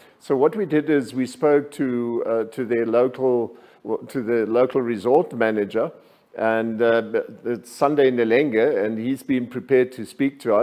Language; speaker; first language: English; non-native, local second language; German